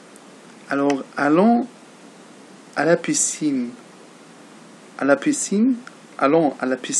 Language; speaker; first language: French; non-native, learner; Arabic